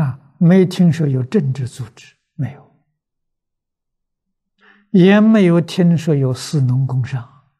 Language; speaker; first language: Chinese; native; Chinese